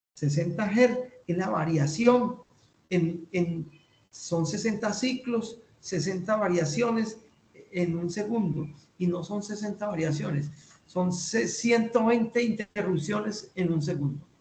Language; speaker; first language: Spanish; native; Spanish